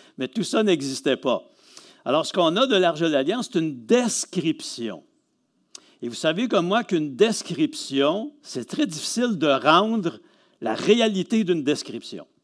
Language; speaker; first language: French; native; French